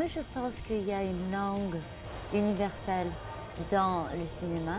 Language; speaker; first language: French; non-native, fluent; English